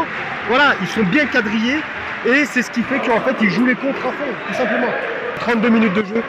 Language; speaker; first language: French; native; French